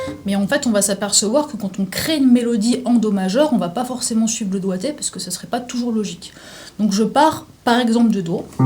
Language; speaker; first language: French; native; French